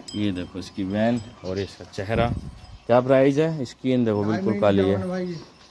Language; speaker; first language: Hindi; native; Hindi